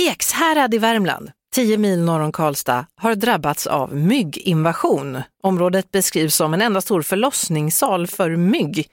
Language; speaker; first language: Swedish; native; Swedish